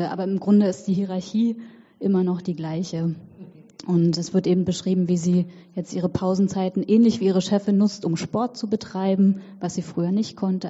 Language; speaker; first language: German; native; German